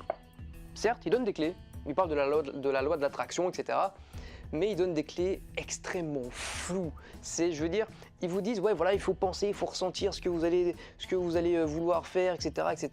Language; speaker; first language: French; native; French